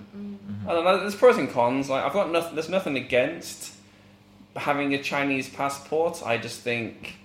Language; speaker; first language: English; non-native, fluent; Arabic